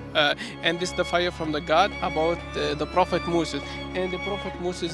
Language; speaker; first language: English; non-native, learner; Arabic